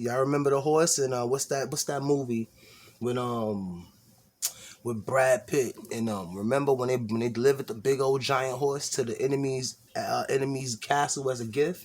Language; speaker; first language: English; native; English